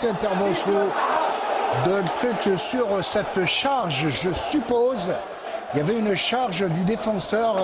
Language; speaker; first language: French; non-native, local second language; Arabic